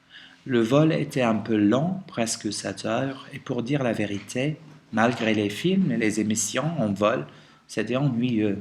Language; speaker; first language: French; non-native, learner; English